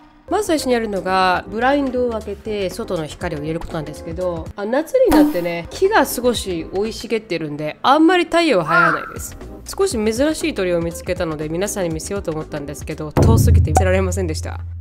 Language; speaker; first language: Japanese; native; Japanese